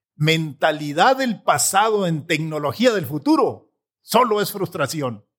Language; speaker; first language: Spanish; native; Spanish